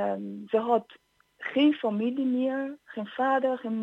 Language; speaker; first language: Dutch; non-native, fluent; Persian